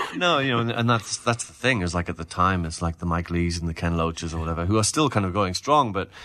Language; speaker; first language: English; native; English